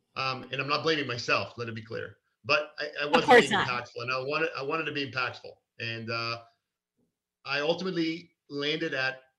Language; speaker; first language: English; early bilingual, other home language; Hebrew